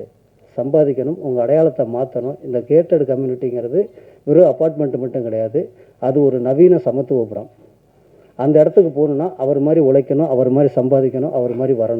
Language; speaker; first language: Tamil; native; Tamil